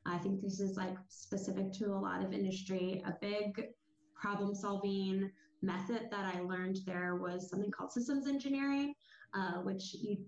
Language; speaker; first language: English; native; English